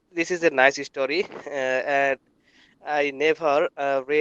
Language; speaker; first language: English; non-native, learner; Bangla